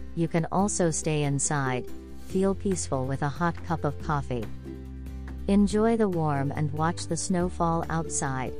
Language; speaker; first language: English; non-native, fluent; Thai